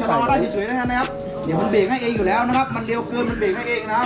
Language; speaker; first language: Thai; native; Thai